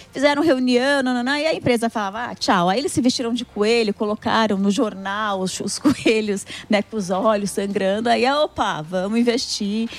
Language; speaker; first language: Portuguese; native; Portuguese